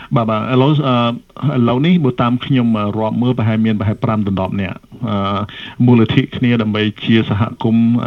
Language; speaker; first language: Khmer; early bilingual, other home language; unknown